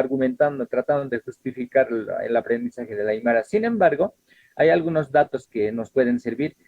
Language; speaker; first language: Spanish; non-native, local second language; Aymara